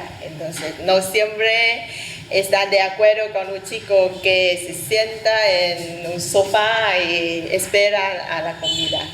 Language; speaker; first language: Spanish; non-native, fluent; Vietnamese